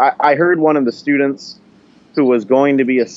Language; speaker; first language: English; native; English